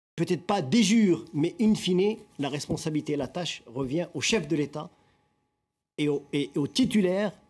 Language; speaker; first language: French; non-native, local second language; Arabic